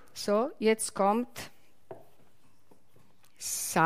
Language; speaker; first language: German; non-native, learner; Italian